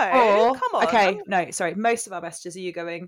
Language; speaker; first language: English; native; English